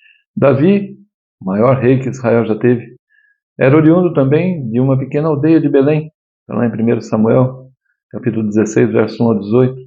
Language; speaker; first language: Portuguese; native; Portuguese